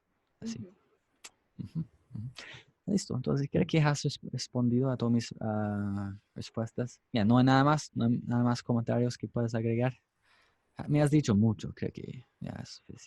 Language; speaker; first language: Spanish; non-native, fluent; English